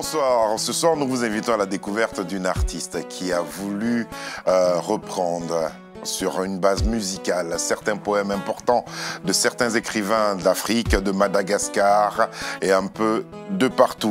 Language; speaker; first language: French; native; French